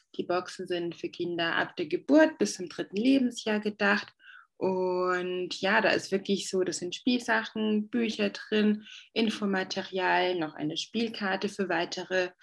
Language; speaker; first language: German; non-native, fluent; French